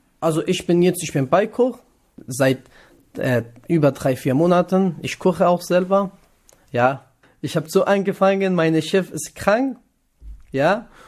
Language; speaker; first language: German; non-native, learner; Kurdish